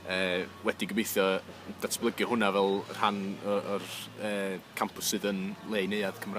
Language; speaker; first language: Welsh; native; Welsh